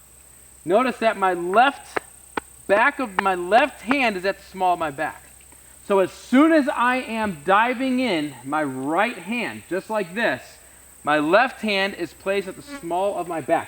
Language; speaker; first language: English; native; English